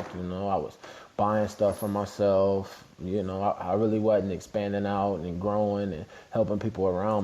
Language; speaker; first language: English; native; English